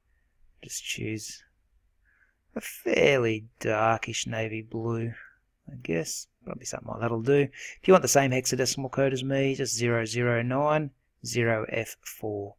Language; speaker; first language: English; native; English